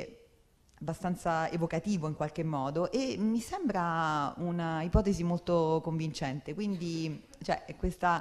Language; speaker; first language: Italian; native; Italian